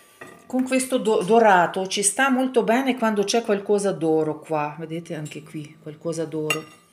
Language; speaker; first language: Italian; non-native, learner; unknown